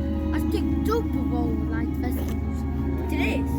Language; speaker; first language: Lithuanian; early bilingual, heritage; Lithuanian